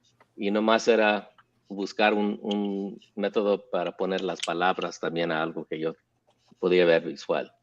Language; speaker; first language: Spanish; early bilingual, heritage; English